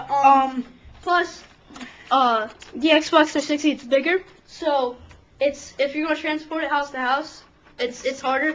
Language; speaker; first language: English; native; English